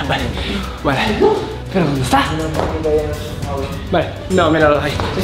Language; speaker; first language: Spanish; native; Spanish